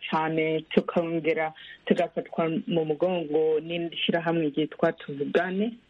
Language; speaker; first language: Rundi; early bilingual, heritage; Rundi